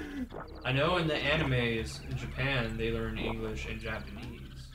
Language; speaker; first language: English; native; English